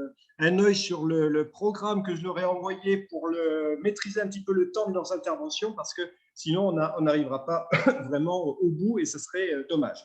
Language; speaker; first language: French; native; French